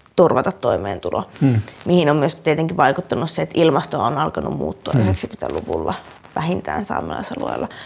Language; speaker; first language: Finnish; native; Finnish